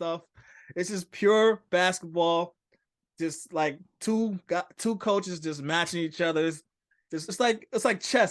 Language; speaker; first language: English; native; English